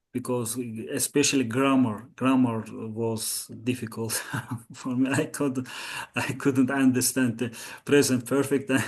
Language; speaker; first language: English; non-native, learner; Azerbaijani